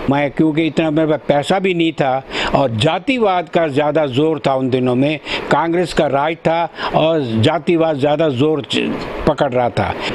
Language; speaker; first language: Hindi; early bilingual, other home language; Punjabi